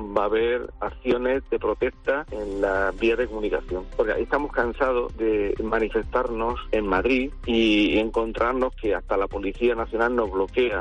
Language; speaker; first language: Spanish; native; Spanish